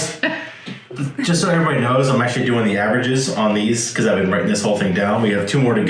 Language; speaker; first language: English; native; English